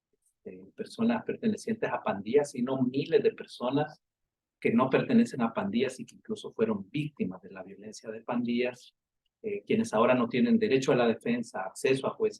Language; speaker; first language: Spanish; native; Spanish